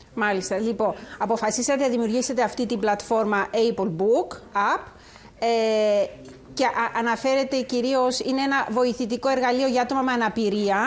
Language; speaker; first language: Greek; native; Greek